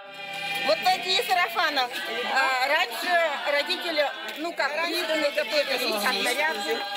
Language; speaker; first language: Russian; native; Russian